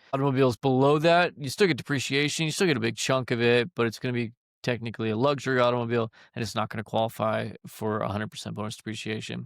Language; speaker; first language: English; native; English